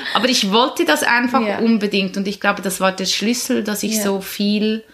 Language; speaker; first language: German; native; German